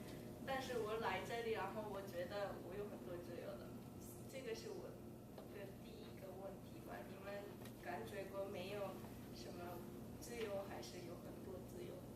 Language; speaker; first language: Chinese; non-native, learner; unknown